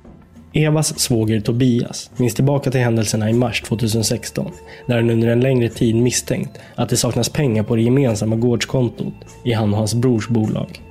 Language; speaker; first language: Swedish; native; Swedish